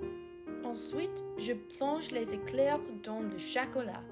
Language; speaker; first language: French; non-native, learner; English